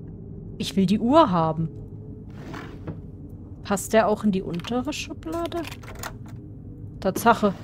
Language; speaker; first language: German; native; German